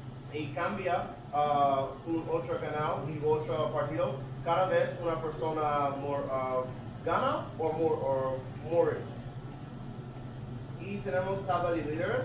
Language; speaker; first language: Spanish; non-native, learner; English